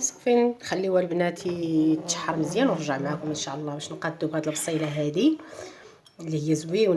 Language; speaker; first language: Arabic; native; Arabic